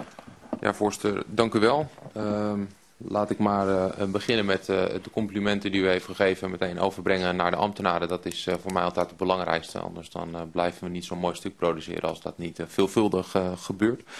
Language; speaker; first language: Dutch; native; Dutch